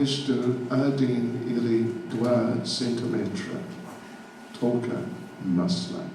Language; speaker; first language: Russian; non-native, learner; English